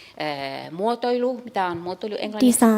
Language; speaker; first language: Finnish; native; Finnish